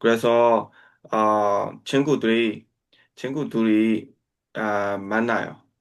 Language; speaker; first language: Korean; non-native, learner; Burmese